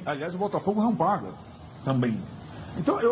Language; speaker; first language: Portuguese; native; Portuguese